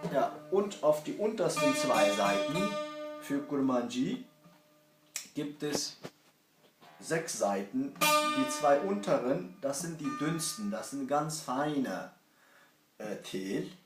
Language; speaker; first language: German; early bilingual, other home language; Kurdish